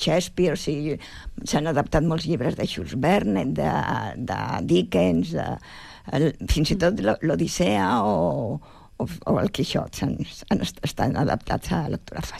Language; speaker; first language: Catalan; native; Catalan